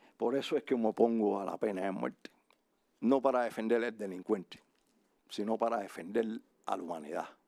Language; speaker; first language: Spanish; native; Spanish